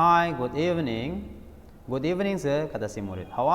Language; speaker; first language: English; non-native, learner; Indonesian